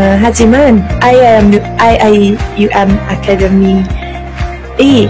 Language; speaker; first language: Korean; non-native, learner; French